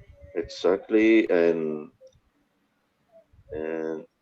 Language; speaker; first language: English; non-native, learner; Spanish